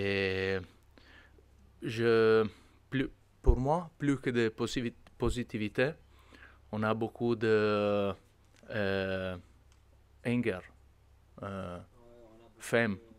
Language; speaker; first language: French; non-native, learner; Italian